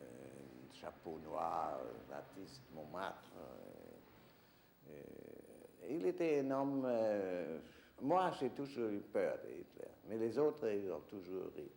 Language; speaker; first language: French; non-native, fluent; German